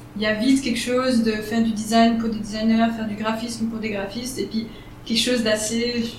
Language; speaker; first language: French; native; French